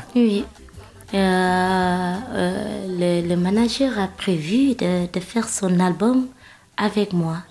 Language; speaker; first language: French; non-native, local second language; Wolof